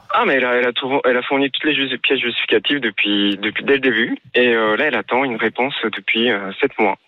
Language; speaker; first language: French; early bilingual, other home language; Korean